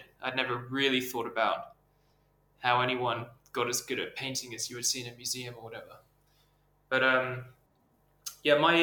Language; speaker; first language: English; native; English